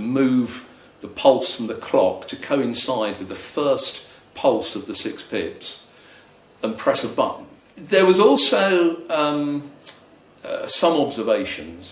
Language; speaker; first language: English; native; English